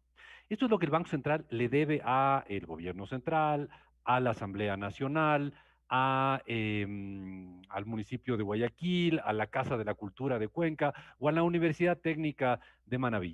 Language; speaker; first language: Spanish; native; Spanish